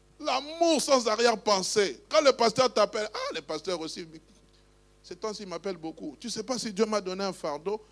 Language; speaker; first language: French; non-native, local second language; Luba-Lulua